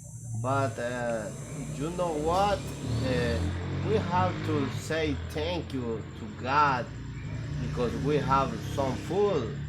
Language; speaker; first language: English; non-native, learner; Spanish